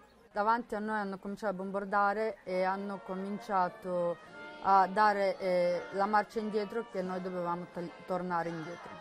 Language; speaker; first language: Italian; non-native, fluent; Ukrainian